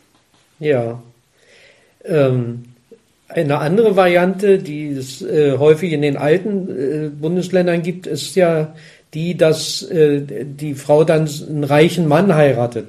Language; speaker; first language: German; native; German